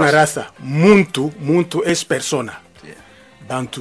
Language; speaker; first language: Spanish; non-native, fluent; Lingala